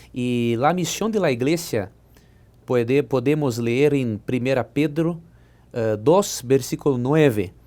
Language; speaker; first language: Spanish; non-native, learner; Portuguese